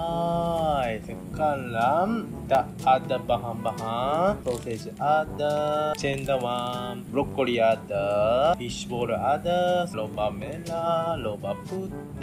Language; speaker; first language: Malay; non-native, learner; Japanese